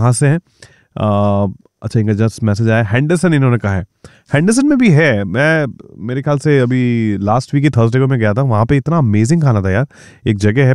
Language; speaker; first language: Hindi; native; Hindi